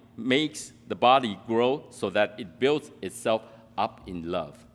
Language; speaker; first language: English; non-native, fluent; Min Nan Chinese